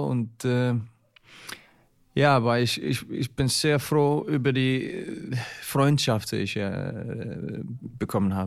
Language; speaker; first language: German; non-native, learner; Icelandic